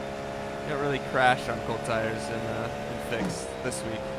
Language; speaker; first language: English; native; English